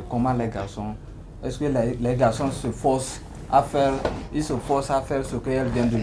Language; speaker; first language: French; non-native, learner; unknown